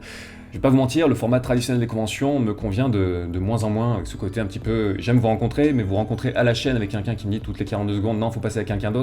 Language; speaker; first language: French; native; French